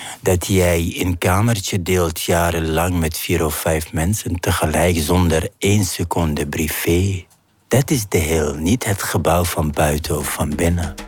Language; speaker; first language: Dutch; non-native, fluent; Arabic